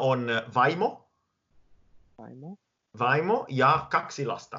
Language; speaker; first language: Finnish; non-native, learner; Italian